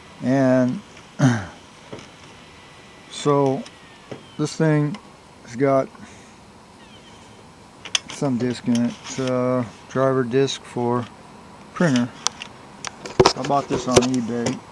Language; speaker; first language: English; native; English